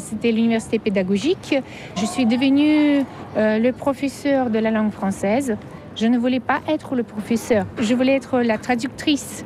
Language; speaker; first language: French; non-native, fluent; Russian